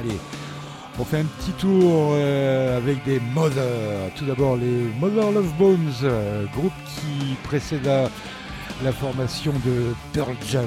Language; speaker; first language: French; native; French